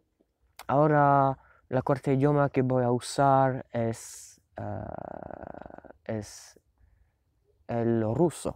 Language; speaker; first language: Spanish; non-native, learner; French